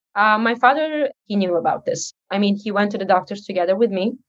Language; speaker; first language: English; early bilingual, other home language; Uzbek